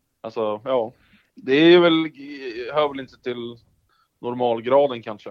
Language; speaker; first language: Swedish; native; Swedish